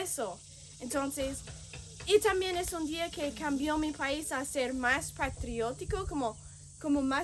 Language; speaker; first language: Spanish; non-native, fluent; English